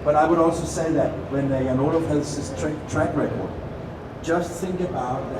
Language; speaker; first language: English; non-native, fluent; Danish